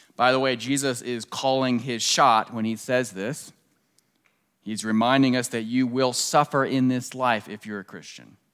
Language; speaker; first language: English; native; English